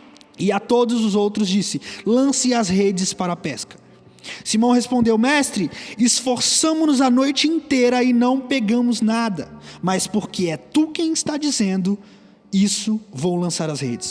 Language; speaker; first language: Portuguese; native; Portuguese